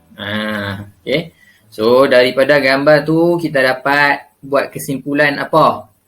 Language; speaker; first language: Malay; native; Malay